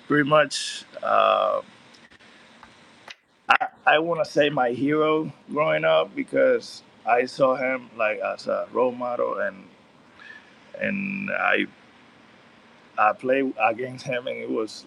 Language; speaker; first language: English; non-native, learner; Spanish